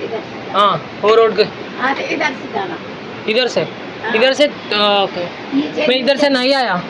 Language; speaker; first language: Hindi; non-native, local second language; Telugu